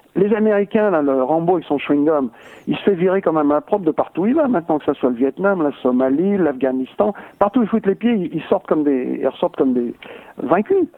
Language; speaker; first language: French; native; French